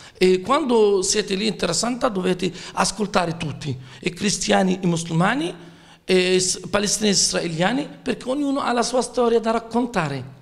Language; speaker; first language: Italian; non-native, fluent; Arabic